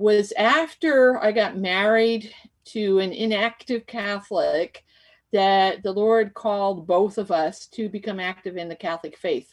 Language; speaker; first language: English; native; English